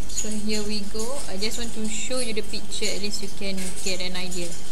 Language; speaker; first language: English; non-native, local second language; Malay